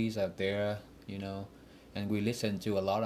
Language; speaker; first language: English; non-native, fluent; Vietnamese